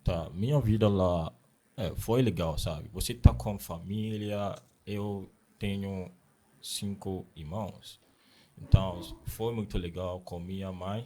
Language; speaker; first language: Portuguese; non-native, learner; Akan